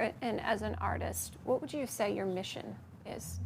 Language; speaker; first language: English; native; English